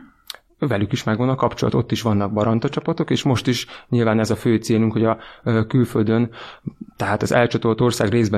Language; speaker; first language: Hungarian; native; Hungarian